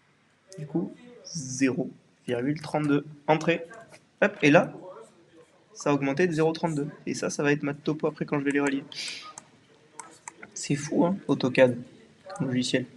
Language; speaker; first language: French; native; French